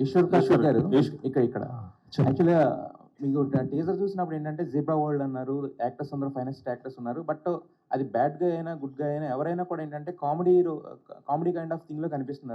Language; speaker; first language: Telugu; native; Telugu